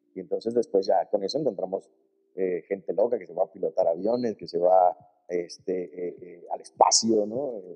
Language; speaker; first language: Spanish; native; Spanish